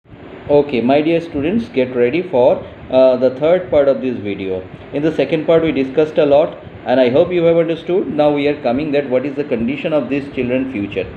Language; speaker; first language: English; non-native, local second language; Hindi